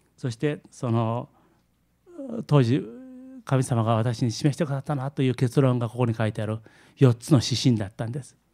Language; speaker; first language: Japanese; early bilingual, heritage; Japanese